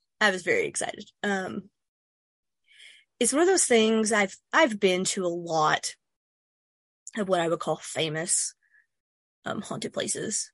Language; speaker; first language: English; native; English